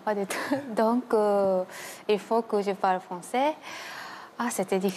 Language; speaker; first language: French; non-native, learner; Japanese